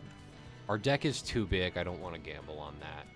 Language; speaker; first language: English; native; English